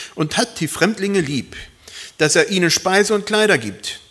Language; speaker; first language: German; early bilingual, other home language; Spanish